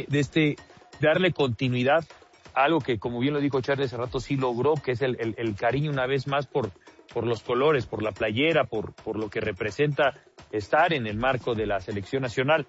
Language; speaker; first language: Spanish; native; Spanish